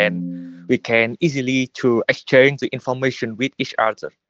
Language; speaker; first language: English; non-native, learner; Vietnamese